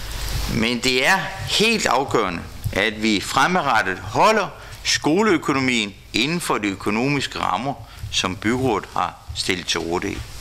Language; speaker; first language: Danish; native; Danish